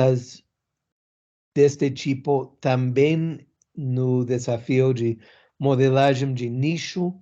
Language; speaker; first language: Portuguese; non-native, learner; English